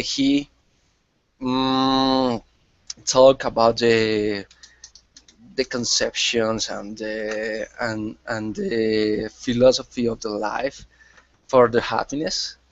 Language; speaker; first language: English; non-native, learner; Spanish